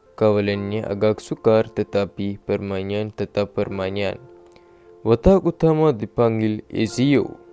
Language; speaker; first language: Malay; non-native, learner; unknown